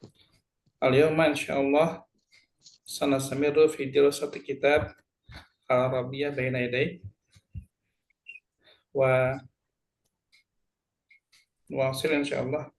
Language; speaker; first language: Arabic; non-native, fluent; Indonesian